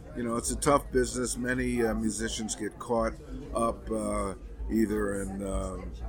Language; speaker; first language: English; native; English